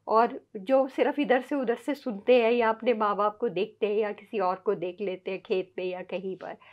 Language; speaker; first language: Hindi; native; Hindi